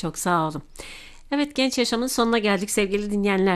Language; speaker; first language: Turkish; native; Turkish